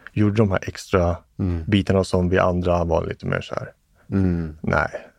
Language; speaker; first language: Swedish; early bilingual, other home language; English